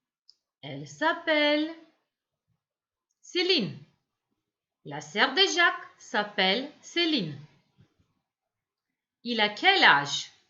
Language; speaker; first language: French; non-native, fluent; Macedonian